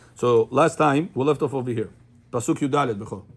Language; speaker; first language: English; non-native, fluent; Russian